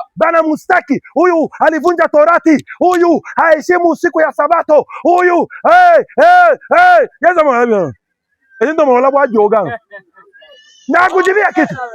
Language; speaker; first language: Swahili; non-native, local second language; Lingala